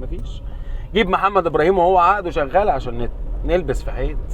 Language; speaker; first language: Arabic; native; Arabic